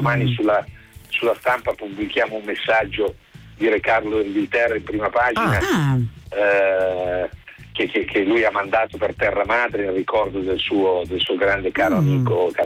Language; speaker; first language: Italian; native; Italian